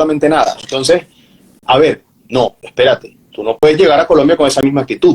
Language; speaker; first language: Spanish; native; Spanish